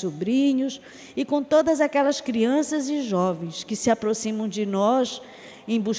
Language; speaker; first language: Portuguese; native; Portuguese